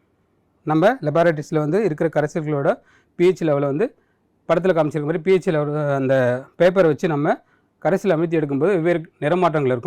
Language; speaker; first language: Tamil; native; Tamil